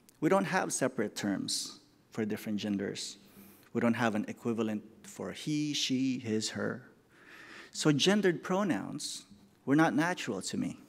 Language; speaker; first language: English; non-native, local second language; Filipino